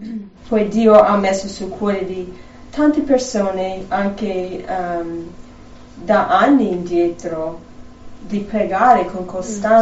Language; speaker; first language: Italian; non-native, fluent; English